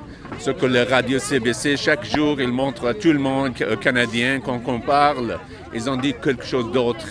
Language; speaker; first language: French; non-native, local second language; Persian